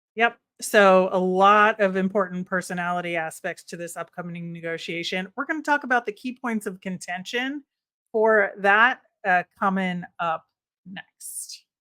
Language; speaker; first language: English; native; English